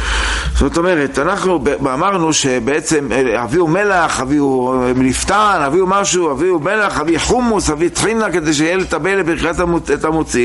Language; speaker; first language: Hebrew; native; Hebrew